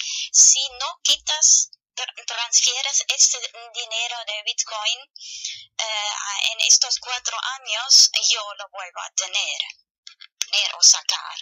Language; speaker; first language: Spanish; non-native, fluent; German